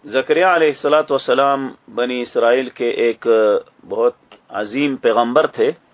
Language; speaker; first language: Urdu; native; Urdu